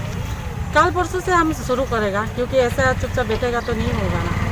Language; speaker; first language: Hindi; non-native, local second language; Kok Borok